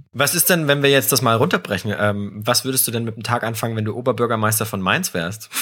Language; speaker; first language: German; native; German